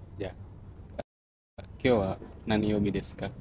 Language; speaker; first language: Japanese; non-native, learner; Indonesian